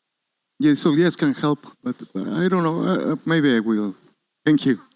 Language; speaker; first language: English; non-native, learner; Spanish